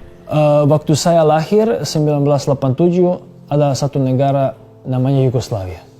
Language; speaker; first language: Indonesian; non-native, fluent; Serbian